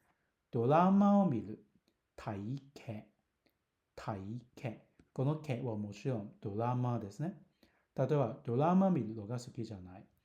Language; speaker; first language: Japanese; non-native, fluent; Cantonese